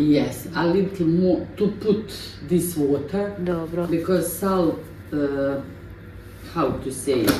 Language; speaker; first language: English; non-native, learner; Bosnian